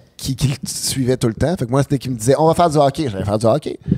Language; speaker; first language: French; native; French